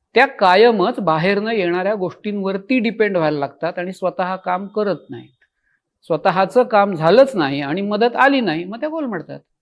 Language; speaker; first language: Marathi; native; Marathi